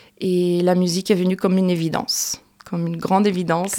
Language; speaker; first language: French; non-native, fluent; Portuguese